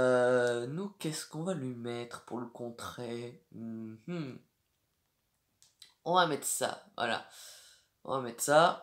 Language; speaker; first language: French; native; French